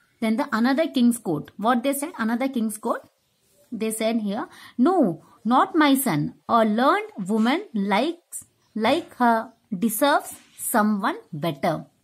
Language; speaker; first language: English; non-native, local second language; Tamil